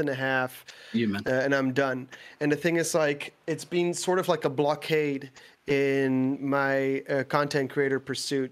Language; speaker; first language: English; non-native, fluent; Dutch